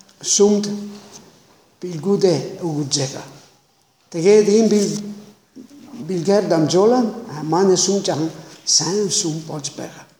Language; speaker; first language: Mongolian; non-native, learner; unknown